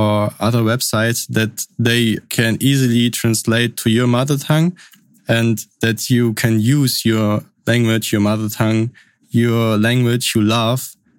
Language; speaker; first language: English; non-native, fluent; Upper Sorbian